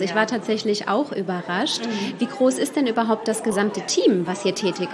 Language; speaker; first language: German; native; German